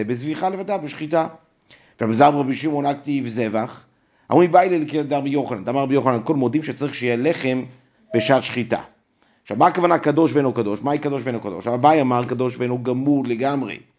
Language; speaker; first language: Hebrew; native; Hebrew